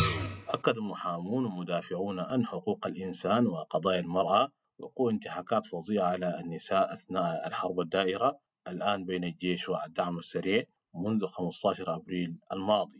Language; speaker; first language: Arabic; native; Arabic